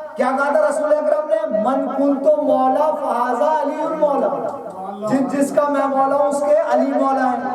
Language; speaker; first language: Urdu; native; Urdu